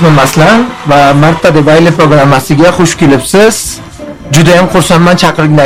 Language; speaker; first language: Spanish; non-native, fluent; Uzbek